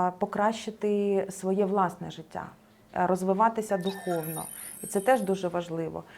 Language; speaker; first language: Ukrainian; non-native, local second language; Russian